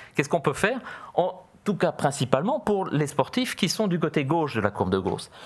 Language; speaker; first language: French; native; French